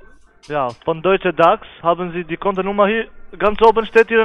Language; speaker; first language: German; non-native, learner; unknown